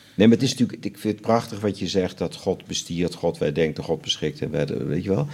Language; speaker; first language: Dutch; native; Dutch